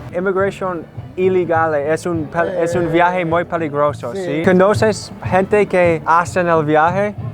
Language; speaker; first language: Spanish; non-native, learner; English